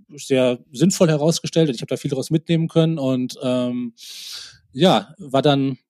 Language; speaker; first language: German; native; German